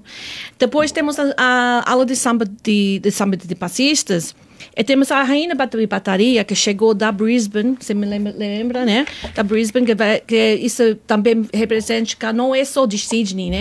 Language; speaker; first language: Portuguese; non-native, fluent; English